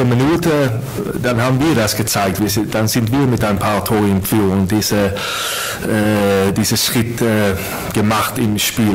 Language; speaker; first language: German; non-native, fluent; Swedish